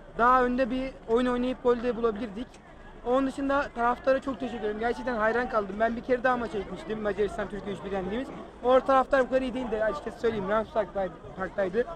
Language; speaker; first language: Turkish; native; Turkish